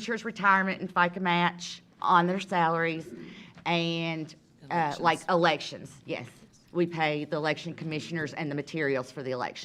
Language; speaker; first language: English; native; English